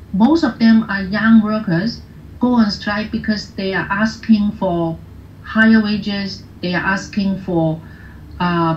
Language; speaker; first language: English; non-native, local second language; Cantonese